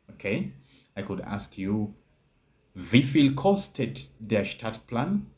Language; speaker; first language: German; non-native, learner; English